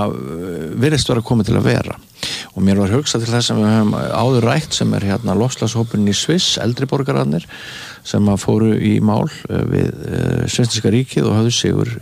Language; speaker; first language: Icelandic; native; Icelandic